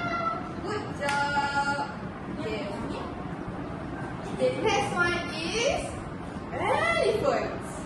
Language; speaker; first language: English; non-native, learner; Malay